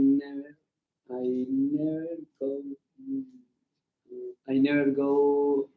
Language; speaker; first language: English; non-native, learner; Spanish